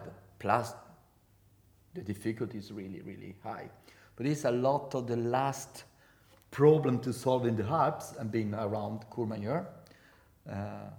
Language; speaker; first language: English; non-native, fluent; Italian